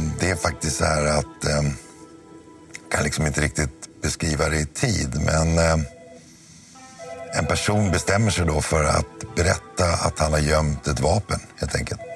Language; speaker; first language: Swedish; native; Swedish